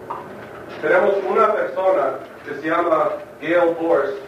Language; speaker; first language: Spanish; non-native, fluent; English